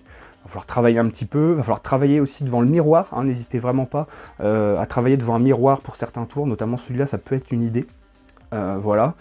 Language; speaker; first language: French; native; French